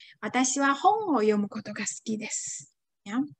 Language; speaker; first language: Japanese; non-native, fluent; Chinese